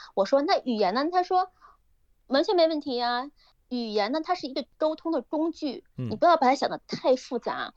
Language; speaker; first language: Chinese; native; Chinese